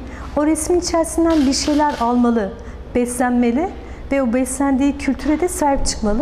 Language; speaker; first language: Turkish; native; Turkish